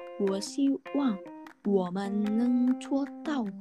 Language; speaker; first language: Chinese; non-native, learner; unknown